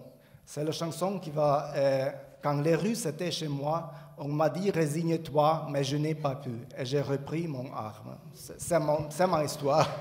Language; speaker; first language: French; non-native, learner; Ukrainian